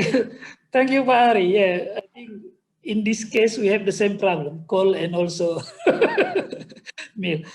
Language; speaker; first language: English; non-native, fluent; Indonesian